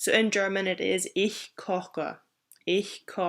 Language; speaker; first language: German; non-native, fluent; English